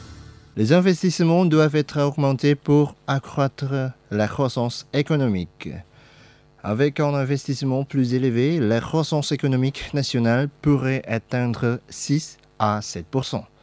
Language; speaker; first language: French; non-native, fluent; Indonesian